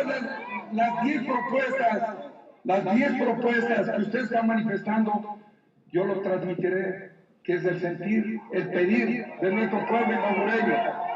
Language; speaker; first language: Spanish; native; Spanish